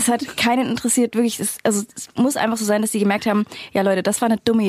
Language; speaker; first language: German; native; German